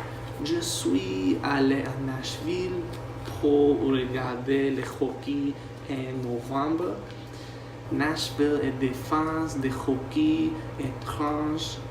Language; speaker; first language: French; non-native, learner; English